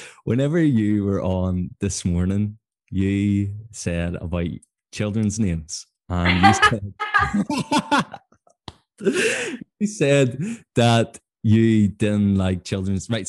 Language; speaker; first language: English; native; English